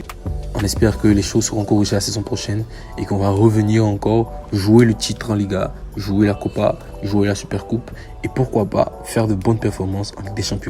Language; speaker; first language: French; native; French